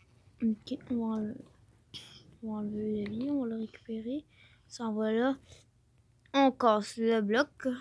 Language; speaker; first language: French; native; French